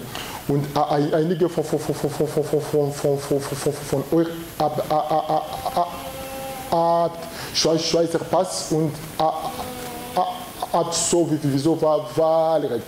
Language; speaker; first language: German; non-native, learner; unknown